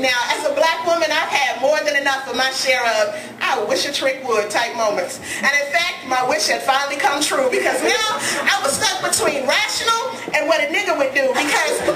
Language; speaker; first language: English; native; English